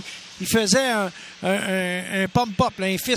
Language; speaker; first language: French; native; French